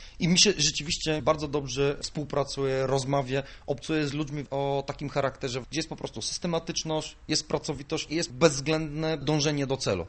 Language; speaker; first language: Polish; non-native, fluent; Bulgarian